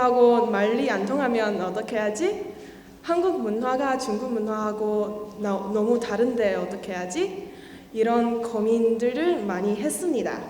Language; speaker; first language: Korean; non-native, learner; Chinese